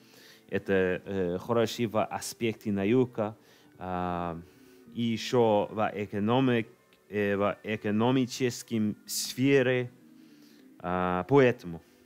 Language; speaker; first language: Russian; non-native, learner; English